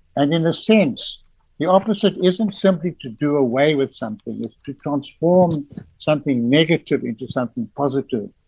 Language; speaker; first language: English; native; English